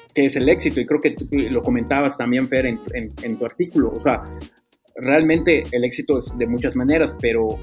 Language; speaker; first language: Spanish; native; Spanish